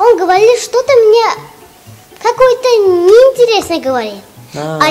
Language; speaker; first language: Russian; non-native, local second language; Tajik